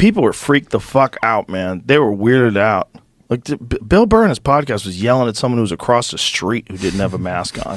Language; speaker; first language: English; native; English